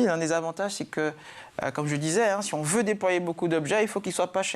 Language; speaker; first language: French; native; French